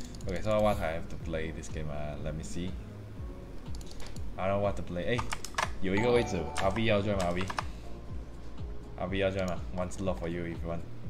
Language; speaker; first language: English; non-native, local second language; Chinese